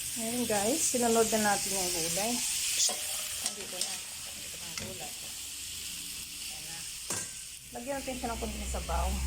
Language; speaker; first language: Filipino; non-native, local second language; Cebuano